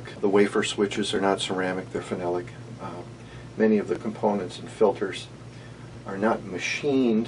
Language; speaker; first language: English; native; English